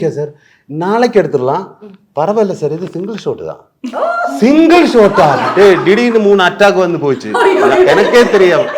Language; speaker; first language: Tamil; non-native, learner; Malayalam